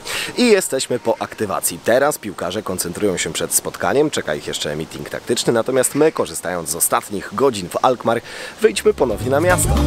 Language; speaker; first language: Polish; native; Polish